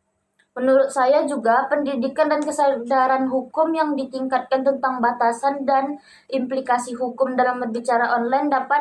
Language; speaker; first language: Indonesian; native; Indonesian